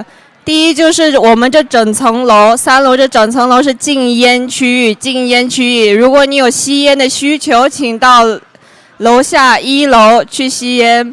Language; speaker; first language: Chinese; native; Chinese